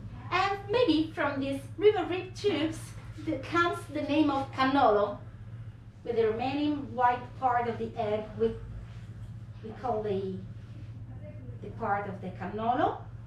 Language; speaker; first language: English; non-native, learner; Italian